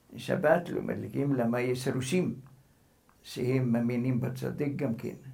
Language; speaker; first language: Hebrew; non-native, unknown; Arabic